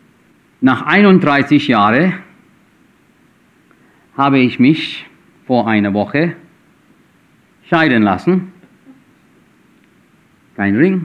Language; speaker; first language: German; non-native, fluent; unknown